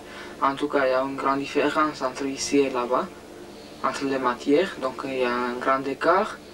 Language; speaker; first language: French; non-native, fluent; Romanian